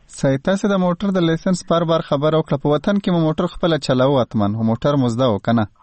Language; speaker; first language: Pashto; native; Pashto